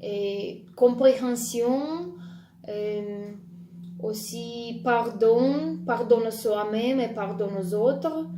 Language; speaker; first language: French; non-native, fluent; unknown